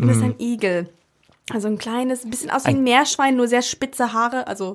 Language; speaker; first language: German; native; German